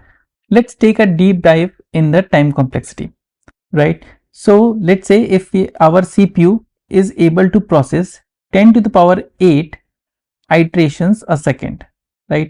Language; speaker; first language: English; non-native, local second language; Hindi